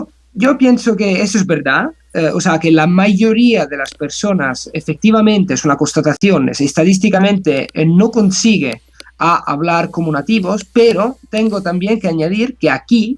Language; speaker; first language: Spanish; non-native, fluent; Italian